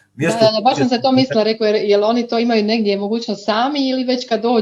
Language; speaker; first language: Croatian; native; Croatian